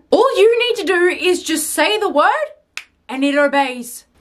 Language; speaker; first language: English; native; English